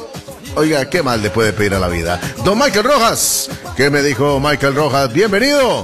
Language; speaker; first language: Spanish; native; Spanish